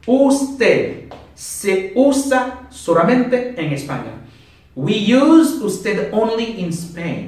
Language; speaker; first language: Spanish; non-native, learner; Haitian Creole